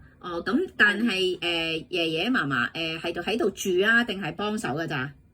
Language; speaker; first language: Cantonese; native; Cantonese